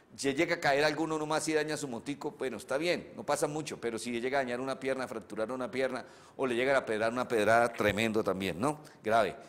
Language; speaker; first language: Spanish; native; Spanish